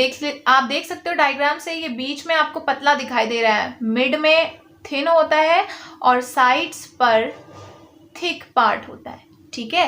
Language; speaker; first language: Hindi; native; Hindi